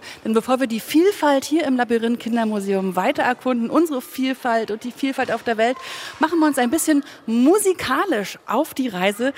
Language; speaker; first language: German; native; German